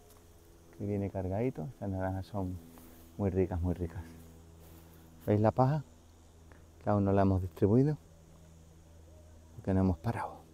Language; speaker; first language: Spanish; native; Spanish